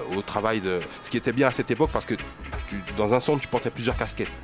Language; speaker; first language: French; native; French